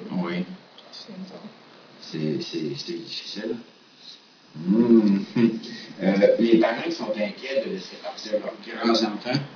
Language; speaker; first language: French; native; French